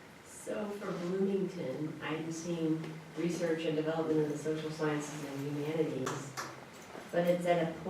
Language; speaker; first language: English; native; English